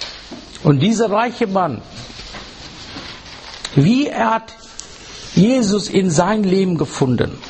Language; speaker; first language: German; non-native, learner; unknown